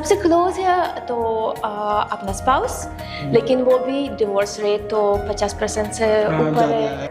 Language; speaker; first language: Hindi; non-native, fluent; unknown